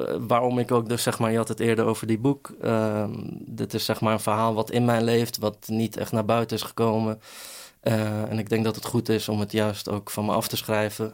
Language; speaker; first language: Dutch; early bilingual, other home language; Persian